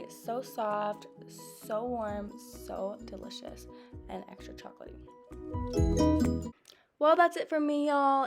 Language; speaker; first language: English; native; English